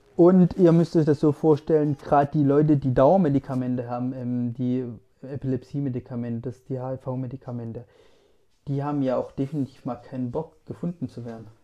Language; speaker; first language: German; native; German